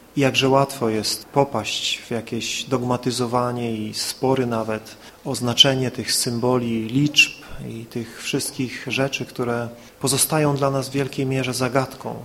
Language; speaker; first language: Polish; native; Polish